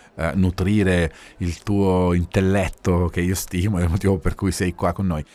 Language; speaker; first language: Italian; native; Italian